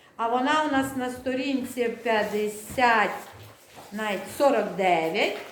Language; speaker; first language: Ukrainian; native; Ukrainian